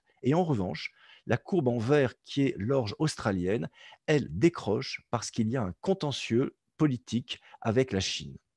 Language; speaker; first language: French; native; French